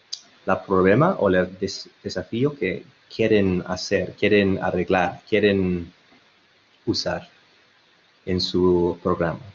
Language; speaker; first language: Spanish; non-native, learner; English